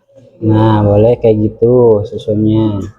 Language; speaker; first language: Indonesian; native; Indonesian